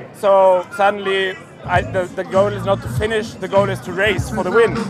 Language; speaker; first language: English; non-native, fluent; German